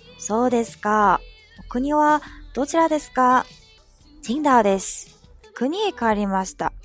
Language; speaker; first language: Japanese; non-native, fluent; Chinese